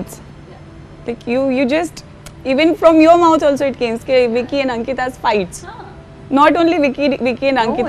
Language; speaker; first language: English; non-native, local second language; Hindi